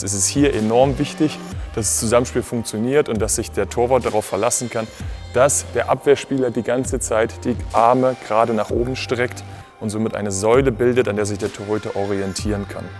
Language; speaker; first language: German; native; German